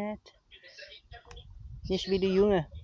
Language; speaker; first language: German; non-native, learner; Cebuano